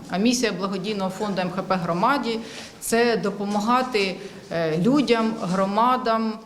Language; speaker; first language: Ukrainian; native; Ukrainian